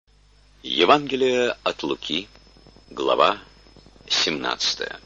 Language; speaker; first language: Russian; native; Russian